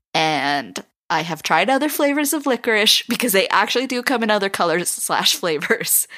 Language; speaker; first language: English; native; English